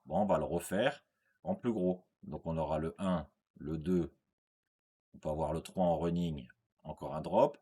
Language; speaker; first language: French; native; French